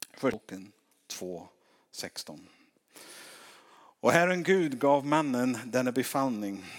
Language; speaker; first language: Swedish; non-native, fluent; English